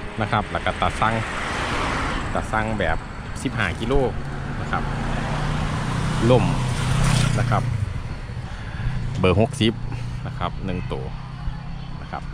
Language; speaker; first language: Thai; non-native, local second language; Lao